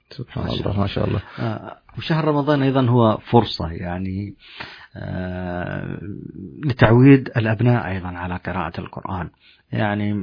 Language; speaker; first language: Arabic; native; Arabic